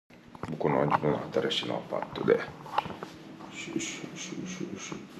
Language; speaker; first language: Japanese; non-native, learner; Portuguese